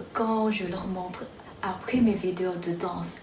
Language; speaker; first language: French; non-native, fluent; Chinese